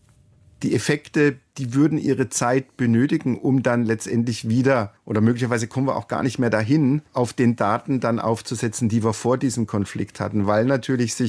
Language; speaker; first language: German; native; German